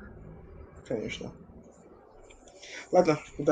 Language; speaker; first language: Russian; non-native, learner; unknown